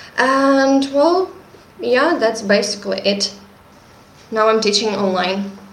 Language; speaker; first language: English; non-native, fluent; Russian